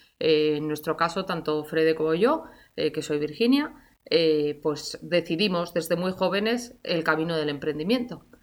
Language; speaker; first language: Spanish; native; Spanish